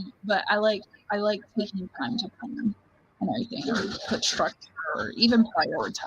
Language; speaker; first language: English; native; English